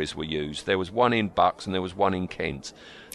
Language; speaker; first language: English; native; English